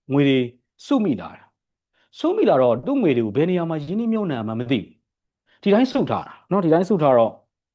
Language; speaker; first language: Burmese; native; Burmese